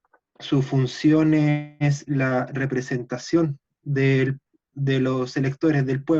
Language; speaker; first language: Spanish; native; Spanish